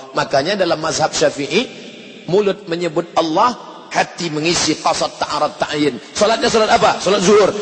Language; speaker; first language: Indonesian; native; Indonesian